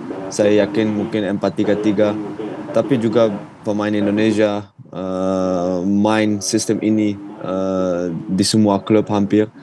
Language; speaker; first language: Indonesian; non-native, fluent; Dutch